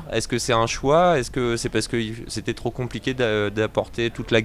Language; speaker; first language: French; native; French